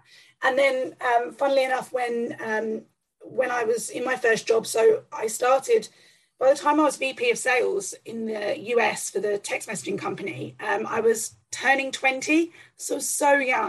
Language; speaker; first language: English; native; English